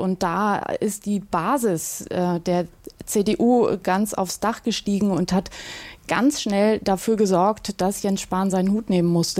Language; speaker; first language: German; native; German